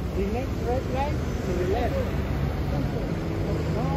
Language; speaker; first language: English; non-native, learner; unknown